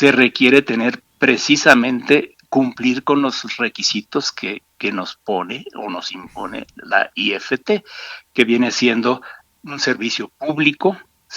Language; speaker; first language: Spanish; native; Spanish